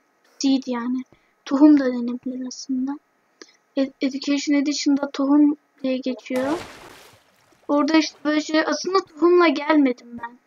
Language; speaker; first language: Turkish; native; Turkish